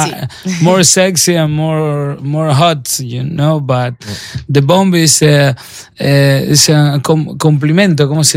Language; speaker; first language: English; non-native, learner; Spanish